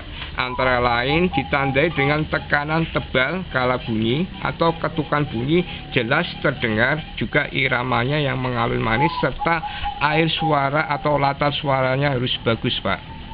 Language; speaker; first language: Indonesian; non-native, local second language; Javanese